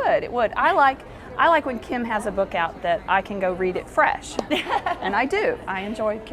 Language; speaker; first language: English; native; English